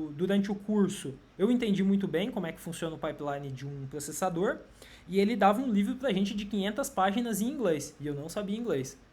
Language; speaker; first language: Portuguese; native; Portuguese